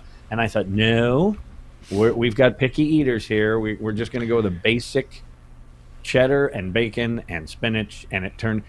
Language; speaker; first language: English; native; English